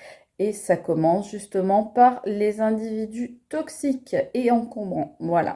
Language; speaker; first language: French; native; French